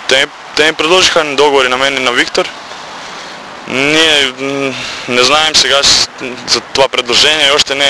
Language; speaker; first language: Bulgarian; non-native, learner; Croatian